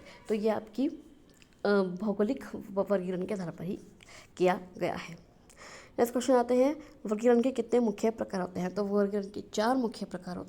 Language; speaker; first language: Hindi; native; Hindi